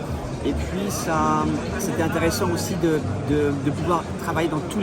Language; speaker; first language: French; native; French